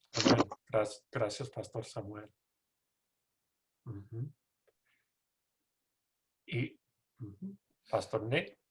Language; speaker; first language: Spanish; non-native, learner; English